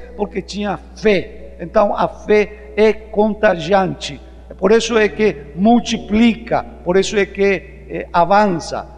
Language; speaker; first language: Portuguese; non-native, fluent; Spanish